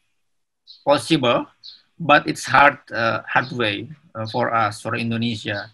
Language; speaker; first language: English; non-native, learner; Indonesian